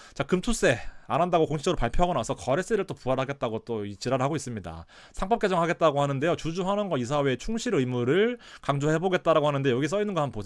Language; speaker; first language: Korean; native; Korean